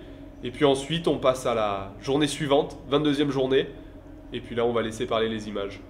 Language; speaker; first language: French; native; French